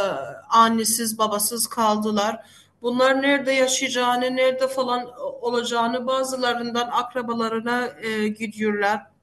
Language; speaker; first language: Turkish; non-native, fluent; Arabic